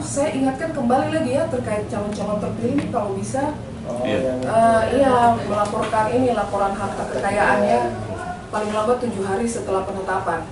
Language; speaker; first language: Indonesian; native; Indonesian